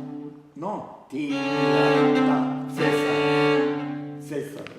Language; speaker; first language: French; non-native, fluent; Swiss German